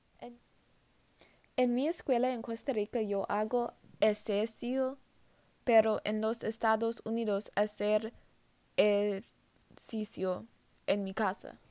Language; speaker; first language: Spanish; non-native, learner; English